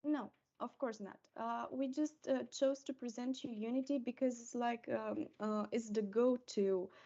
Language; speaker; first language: English; non-native, fluent; Romanian